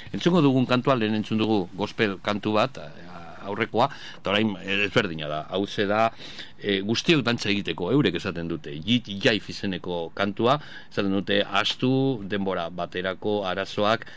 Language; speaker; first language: Basque; native; Basque